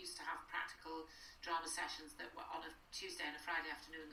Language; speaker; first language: English; native; English